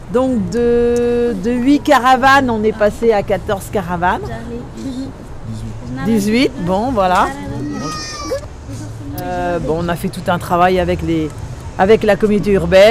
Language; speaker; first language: French; native; French